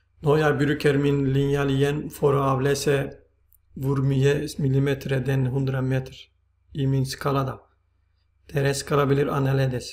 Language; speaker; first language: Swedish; non-native, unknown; Turkish